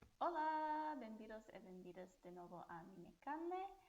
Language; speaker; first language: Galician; non-native, learner; English